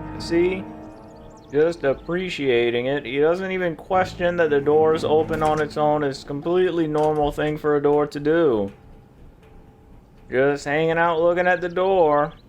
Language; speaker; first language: English; native; English